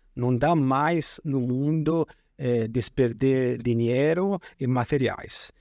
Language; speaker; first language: Portuguese; non-native, fluent; Italian